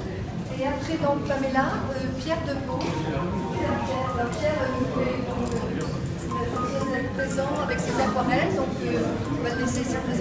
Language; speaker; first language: French; native; French